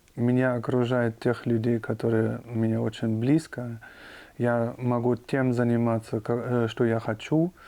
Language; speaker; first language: Russian; non-native, fluent; German